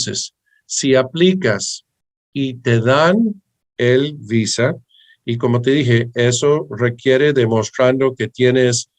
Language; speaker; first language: Spanish; early bilingual, heritage; English